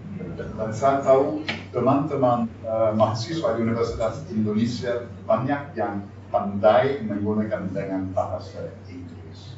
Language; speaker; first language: Indonesian; non-native, fluent; English